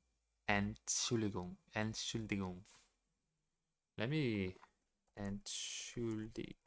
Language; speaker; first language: German; non-native, learner; Portuguese